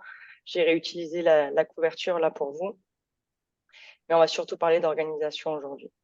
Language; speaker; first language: French; native; French